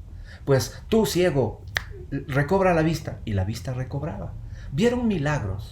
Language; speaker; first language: Spanish; native; Spanish